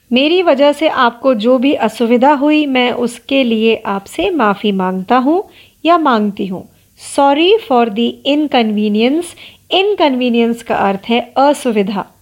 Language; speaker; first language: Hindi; non-native, local second language; Marathi